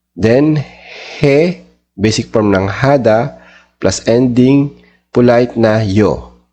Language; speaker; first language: Filipino; native; Filipino